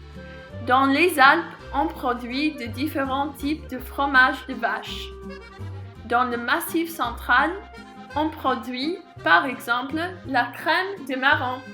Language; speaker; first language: French; non-native, learner; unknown